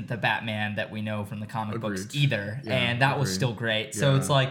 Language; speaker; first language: English; native; English